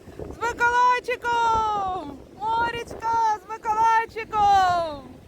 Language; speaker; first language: Ukrainian; non-native, local second language; Russian